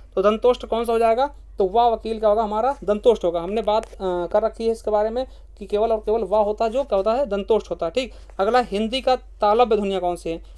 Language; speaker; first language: Hindi; native; Hindi